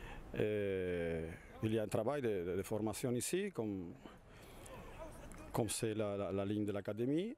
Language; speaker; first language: French; non-native, learner; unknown